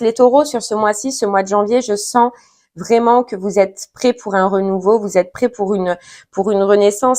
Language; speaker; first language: French; native; French